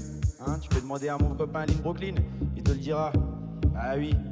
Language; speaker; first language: French; native; French